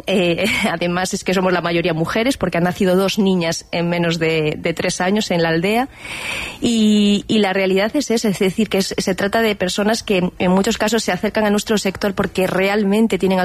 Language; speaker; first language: Spanish; native; Spanish